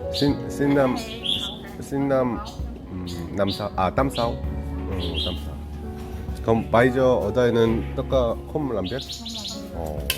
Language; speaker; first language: Vietnamese; non-native, learner; Korean